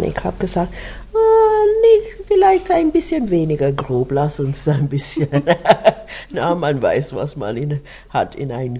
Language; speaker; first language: German; non-native, learner; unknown